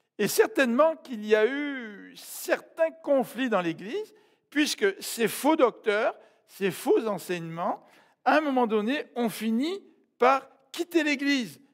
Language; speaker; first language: French; native; French